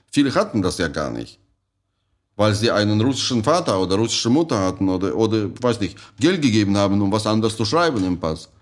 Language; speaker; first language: German; non-native, fluent; Russian